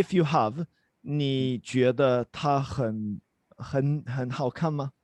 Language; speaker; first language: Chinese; non-native, fluent; Swedish